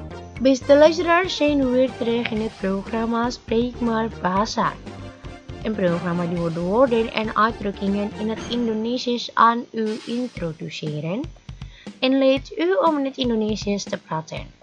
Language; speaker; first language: Dutch; non-native, fluent; Indonesian